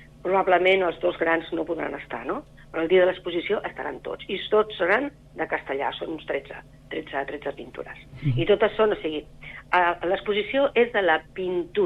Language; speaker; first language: Catalan; native; Catalan